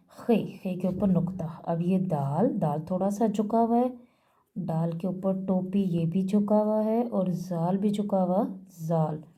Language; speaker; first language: Urdu; native; Urdu